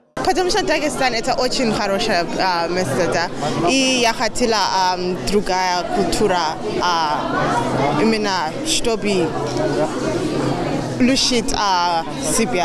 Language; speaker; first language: Russian; non-native, learner; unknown